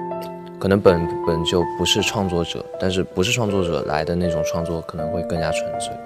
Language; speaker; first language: Chinese; native; Chinese